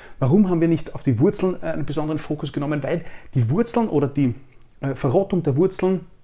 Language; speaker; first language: German; native; German